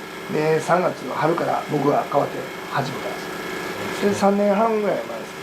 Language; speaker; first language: Japanese; native; Japanese